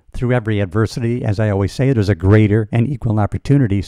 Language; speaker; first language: English; native; English